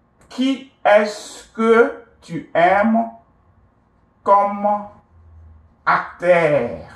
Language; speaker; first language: French; non-native, fluent; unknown